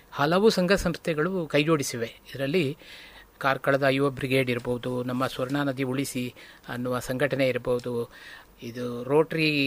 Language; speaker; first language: Kannada; native; Kannada